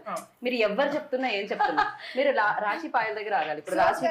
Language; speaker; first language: Telugu; native; Telugu